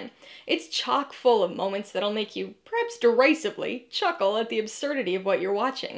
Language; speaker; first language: English; native; English